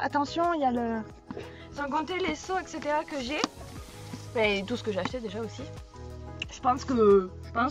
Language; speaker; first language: French; native; French